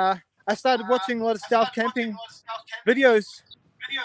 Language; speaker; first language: English; native; English